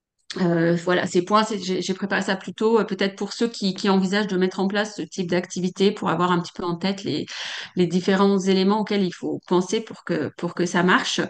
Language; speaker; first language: French; native; French